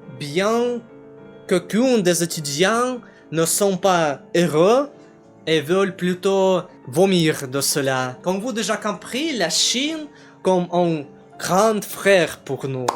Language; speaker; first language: French; non-native, learner; Russian